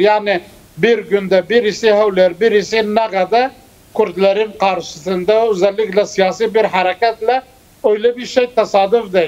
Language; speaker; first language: Turkish; non-native, fluent; Kurdish